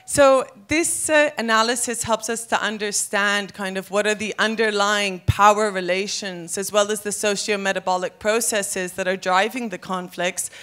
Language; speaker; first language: English; native; English